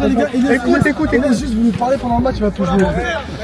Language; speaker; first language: French; native; French